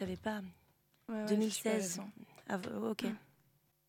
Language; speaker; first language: French; native; French